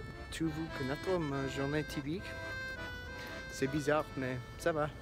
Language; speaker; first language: French; non-native, learner; English